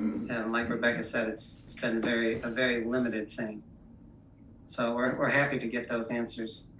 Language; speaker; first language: English; native; English